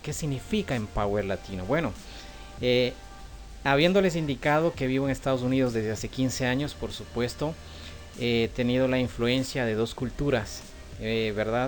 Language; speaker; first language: Spanish; native; Spanish